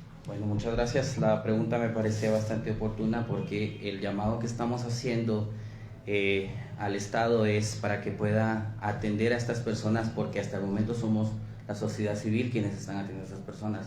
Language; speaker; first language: Spanish; native; Spanish